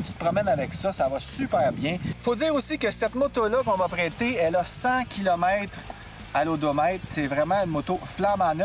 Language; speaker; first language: French; native; French